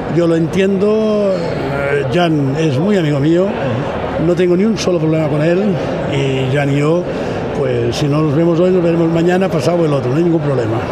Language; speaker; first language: Spanish; non-native, local second language; Catalan